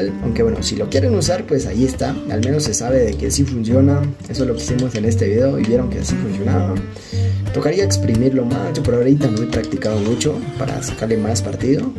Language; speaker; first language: Spanish; native; Spanish